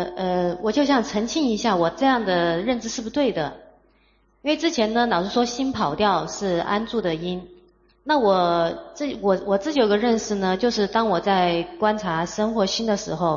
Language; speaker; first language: Chinese; native; Chinese